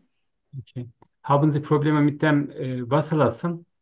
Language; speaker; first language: German; non-native, learner; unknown